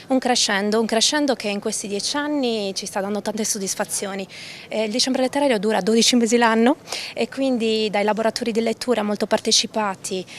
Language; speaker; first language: Italian; native; Italian